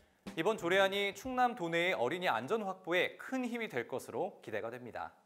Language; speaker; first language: Korean; native; Korean